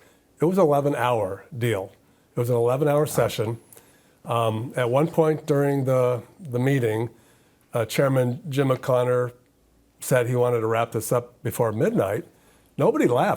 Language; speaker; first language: English; native; English